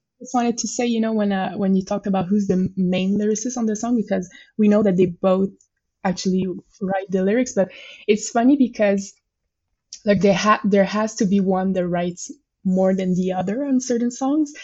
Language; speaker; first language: English; non-native, fluent; French